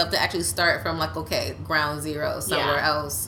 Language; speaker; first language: English; native; English